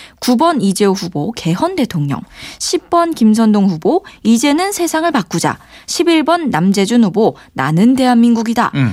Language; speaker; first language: Korean; native; Korean